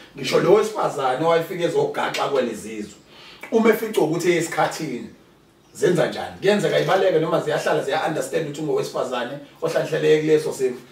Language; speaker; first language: Zulu; native; Zulu